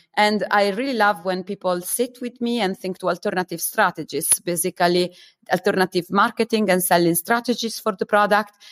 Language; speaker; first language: English; non-native, fluent; Italian